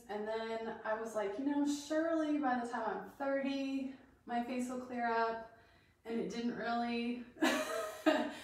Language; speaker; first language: English; native; English